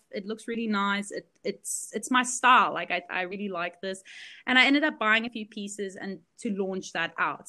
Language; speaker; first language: English; early bilingual, other home language; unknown